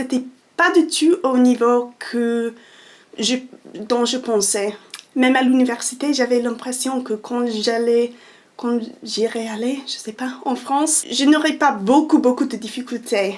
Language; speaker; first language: French; non-native, fluent; English